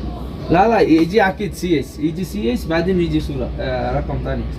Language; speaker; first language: Arabic; non-native, learner; Bangla